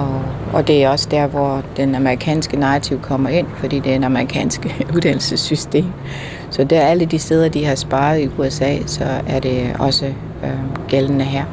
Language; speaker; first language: Danish; non-native, fluent; English